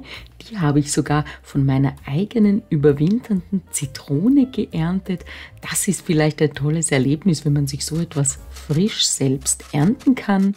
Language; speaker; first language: German; native; German